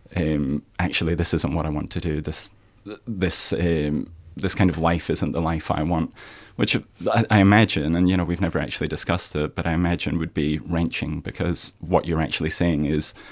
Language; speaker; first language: English; native; English